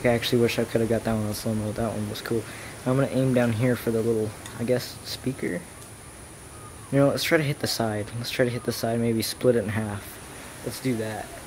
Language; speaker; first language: English; native; English